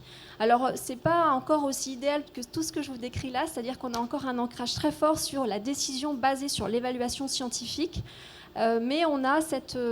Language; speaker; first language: French; native; French